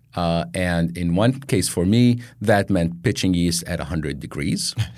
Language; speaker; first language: English; non-native, fluent; Arabic